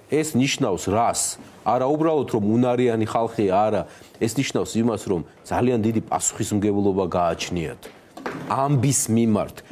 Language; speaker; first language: Georgian; native; Georgian